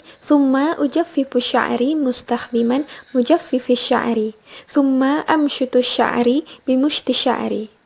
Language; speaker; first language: Arabic; non-native, learner; Indonesian